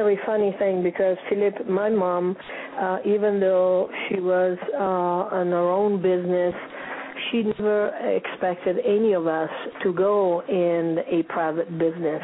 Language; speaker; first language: English; non-native, fluent; Italian